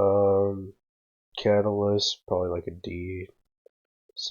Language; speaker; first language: English; native; English